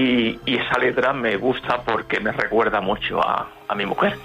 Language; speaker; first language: Spanish; native; Spanish